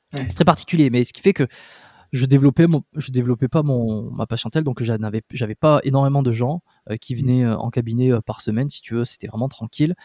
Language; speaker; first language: French; native; French